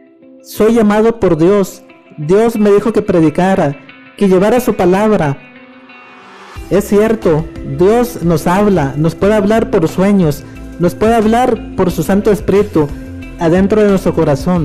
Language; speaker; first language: Spanish; native; Spanish